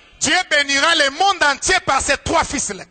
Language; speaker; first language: French; non-native, local second language; Lingala